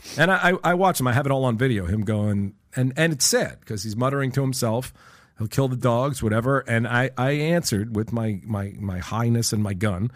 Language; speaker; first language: English; native; English